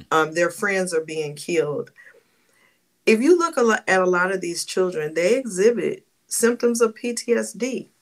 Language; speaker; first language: English; native; English